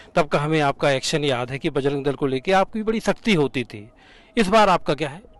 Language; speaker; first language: Hindi; native; Hindi